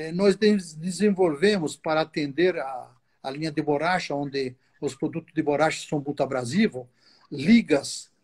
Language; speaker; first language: Portuguese; early bilingual, other home language; Italian